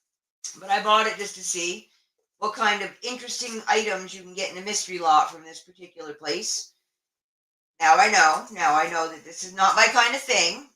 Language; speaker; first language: English; native; English